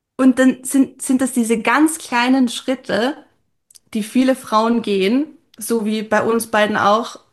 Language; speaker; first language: German; native; German